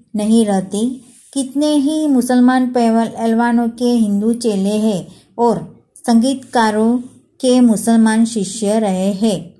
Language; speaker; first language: Hindi; non-native, local second language; Gujarati